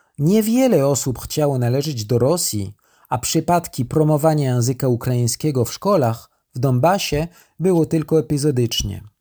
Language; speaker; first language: Polish; non-native, learner; French